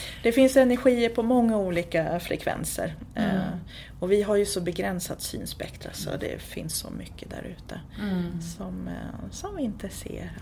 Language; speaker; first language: Swedish; native; Swedish